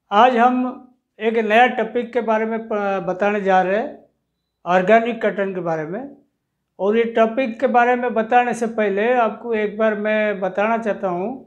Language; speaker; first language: Hindi; non-native, local second language; Odia